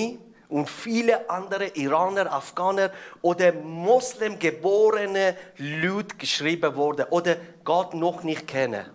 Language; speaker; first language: German; non-native, fluent; Persian